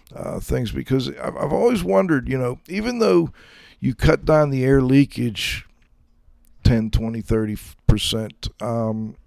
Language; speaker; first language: English; native; English